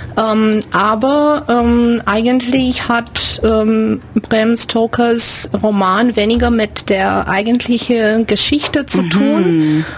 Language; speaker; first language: German; non-native, fluent; Romanian